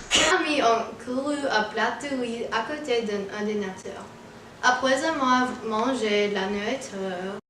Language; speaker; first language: French; non-native, learner; English